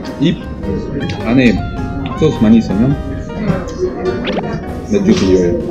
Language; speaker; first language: Korean; non-native, learner; French